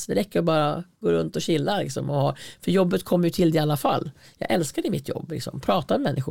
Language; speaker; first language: Swedish; native; Swedish